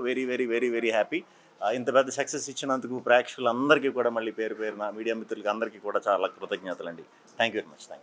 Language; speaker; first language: Telugu; native; Telugu